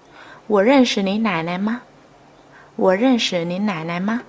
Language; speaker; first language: Chinese; non-native, fluent; Vietnamese